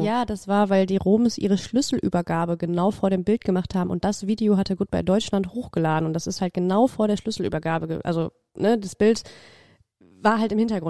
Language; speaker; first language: German; native; German